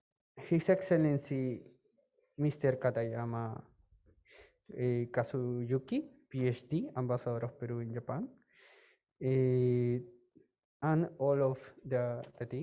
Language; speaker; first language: English; non-native, fluent; Spanish